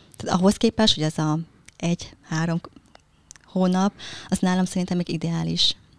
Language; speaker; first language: Hungarian; early bilingual, other home language; Vietnamese